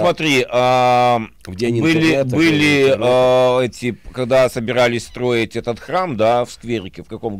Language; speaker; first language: Russian; native; Russian